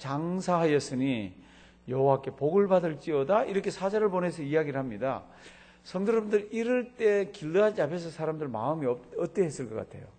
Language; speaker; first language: Korean; native; Korean